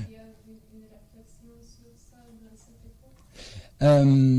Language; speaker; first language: French; non-native, fluent; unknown